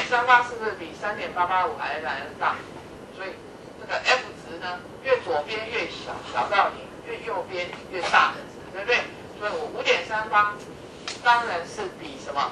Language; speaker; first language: Chinese; native; Chinese